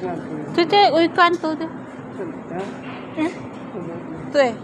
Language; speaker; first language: Chinese; non-native, learner; Filipino